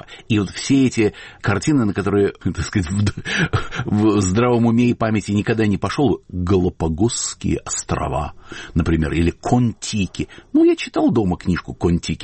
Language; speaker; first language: Russian; native; Russian